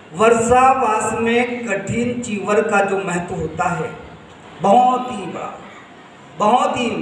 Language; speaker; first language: Hindi; native; Hindi